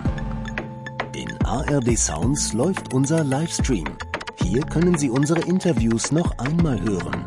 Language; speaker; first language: German; native; German